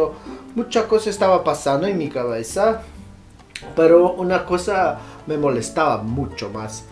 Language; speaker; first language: Spanish; non-native, learner; Portuguese